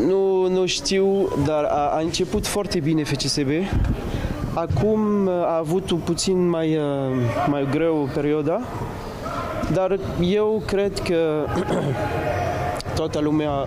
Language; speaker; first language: Romanian; non-native, learner; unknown